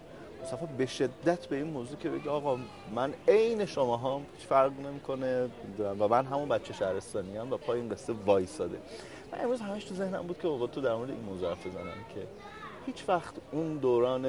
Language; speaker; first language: Persian; native; Persian